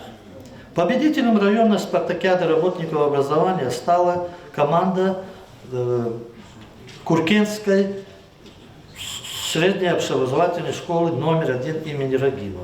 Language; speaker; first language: Russian; non-native, local second language; Lezghian